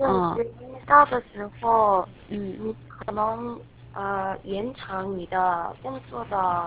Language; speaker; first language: Chinese; non-native, learner; Korean